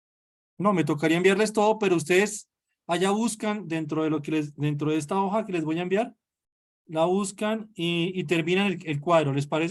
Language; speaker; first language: Spanish; native; Spanish